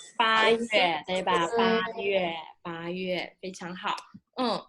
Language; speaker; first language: Chinese; non-native, fluent; Indonesian